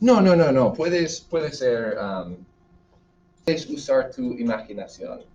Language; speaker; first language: Spanish; non-native, fluent; English